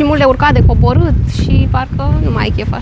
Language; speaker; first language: Romanian; native; Romanian